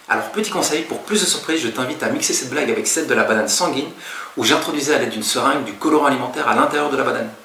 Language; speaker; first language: French; native; French